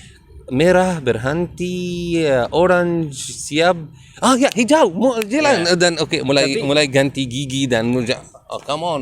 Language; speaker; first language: Indonesian; non-native, learner; Arabic